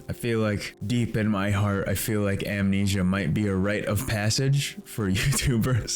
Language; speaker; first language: English; native; English